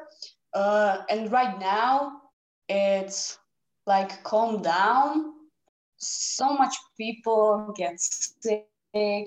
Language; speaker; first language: English; non-native, learner; Czech